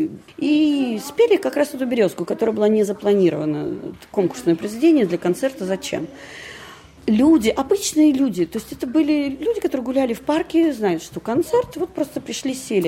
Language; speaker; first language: Russian; native; Russian